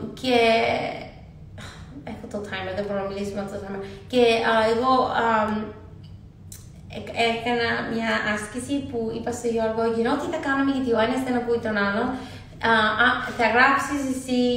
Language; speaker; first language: Greek; early bilingual, heritage; Greek